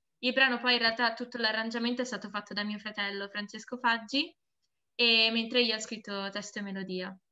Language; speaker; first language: Italian; native; Italian